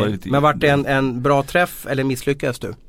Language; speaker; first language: Swedish; native; Swedish